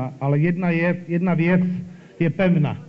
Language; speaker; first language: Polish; non-native, learner; Czech